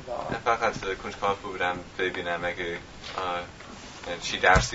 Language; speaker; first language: Tajik; non-native, fluent; English